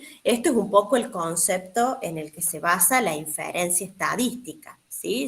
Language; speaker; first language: Spanish; native; Spanish